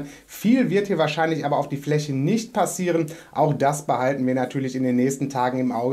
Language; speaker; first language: German; native; German